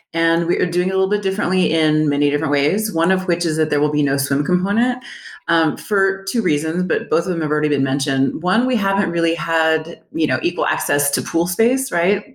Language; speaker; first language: English; native; English